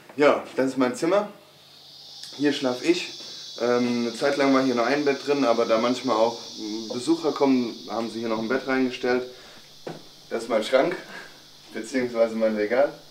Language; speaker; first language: German; native; German